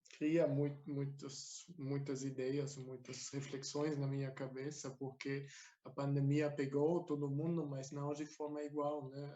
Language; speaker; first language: Portuguese; non-native, fluent; German